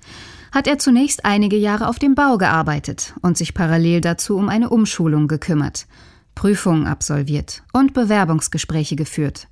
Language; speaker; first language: German; native; German